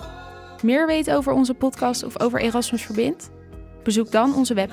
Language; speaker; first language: Dutch; native; Dutch